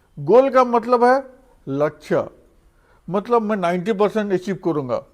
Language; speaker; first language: Hindi; non-native, local second language; Odia